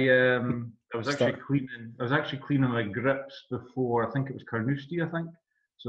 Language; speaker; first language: English; native; English